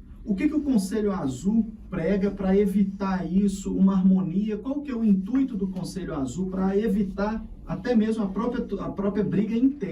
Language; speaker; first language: Portuguese; native; Portuguese